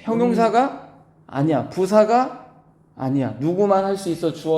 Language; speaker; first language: Korean; native; Korean